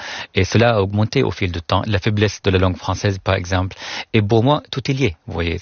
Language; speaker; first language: French; non-native, fluent; Arabic